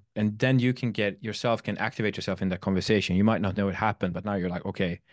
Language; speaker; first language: English; non-native, fluent; Swedish